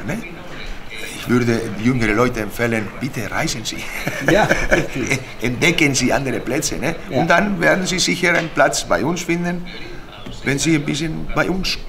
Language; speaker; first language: German; non-native, fluent; Spanish